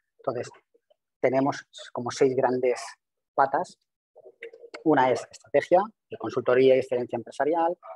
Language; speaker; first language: Spanish; non-native, local second language; Catalan